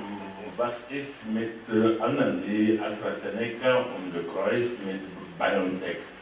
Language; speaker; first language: German; non-native, learner; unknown